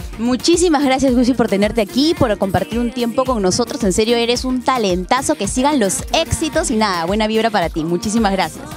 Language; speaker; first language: Spanish; native; Spanish